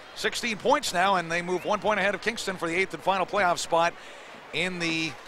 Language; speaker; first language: English; native; English